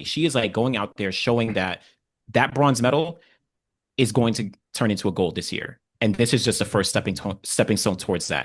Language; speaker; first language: English; native; English